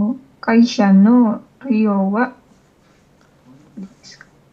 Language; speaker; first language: Japanese; non-native, learner; Indonesian